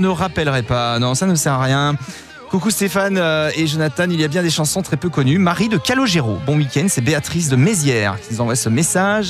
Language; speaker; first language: French; native; French